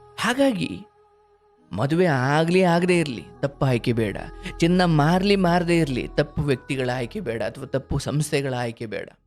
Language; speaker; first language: Kannada; native; Kannada